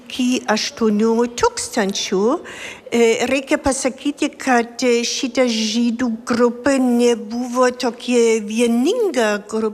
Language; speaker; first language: Lithuanian; non-native, fluent; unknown